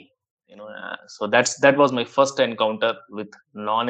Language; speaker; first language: English; non-native, local second language; Hindi